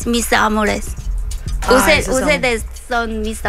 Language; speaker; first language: Spanish; non-native, learner; Korean